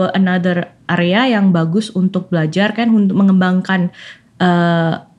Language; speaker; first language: Indonesian; native; Indonesian